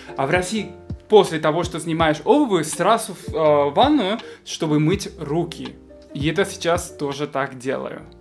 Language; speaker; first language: Russian; non-native, fluent; Spanish